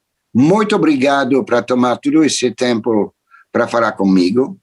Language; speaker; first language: Portuguese; non-native, fluent; French